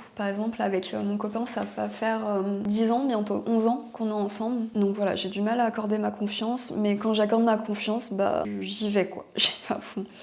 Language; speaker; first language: French; native; French